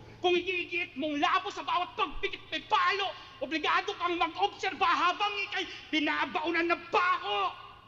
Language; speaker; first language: Filipino; native; Filipino